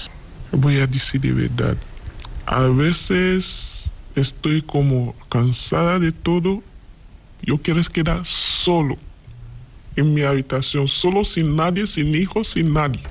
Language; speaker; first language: Spanish; non-native, learner; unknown